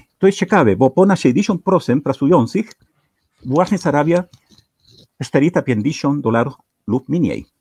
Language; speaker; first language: Polish; non-native, fluent; Spanish